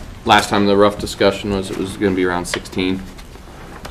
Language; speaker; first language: English; native; English